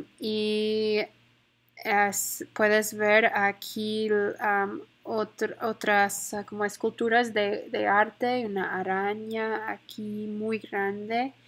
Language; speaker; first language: Spanish; non-native, fluent; English